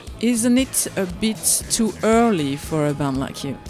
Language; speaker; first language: English; non-native, learner; French